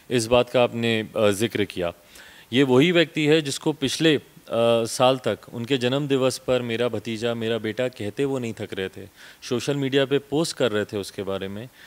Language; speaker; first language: Hindi; native; Hindi